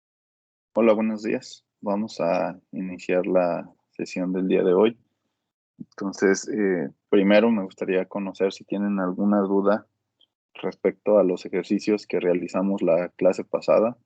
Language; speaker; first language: Spanish; native; Spanish